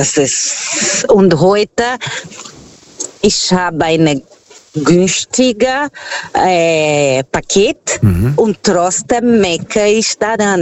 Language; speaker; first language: German; non-native, fluent; Portuguese